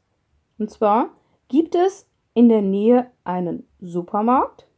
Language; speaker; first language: German; non-native, fluent; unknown